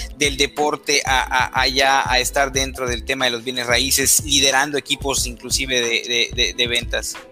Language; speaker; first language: Spanish; native; Spanish